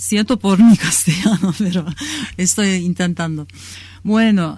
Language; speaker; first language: Spanish; non-native, learner; Kurdish